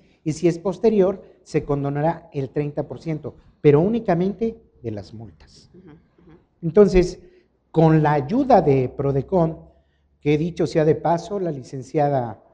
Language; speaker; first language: Spanish; native; Spanish